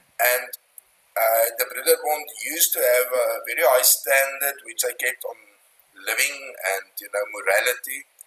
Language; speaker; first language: English; non-native, local second language; Afrikaans